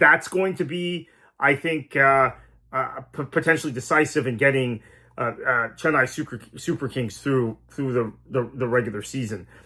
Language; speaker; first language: English; native; English